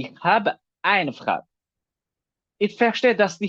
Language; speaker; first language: German; non-native, fluent; Turkish